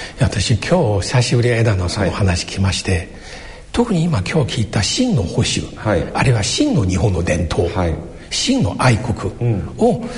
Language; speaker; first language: Japanese; non-native, fluent; Chinese